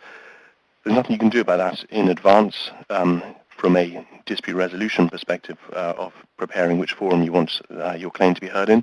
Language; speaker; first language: English; native; English